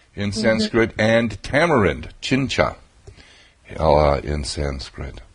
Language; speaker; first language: English; native; English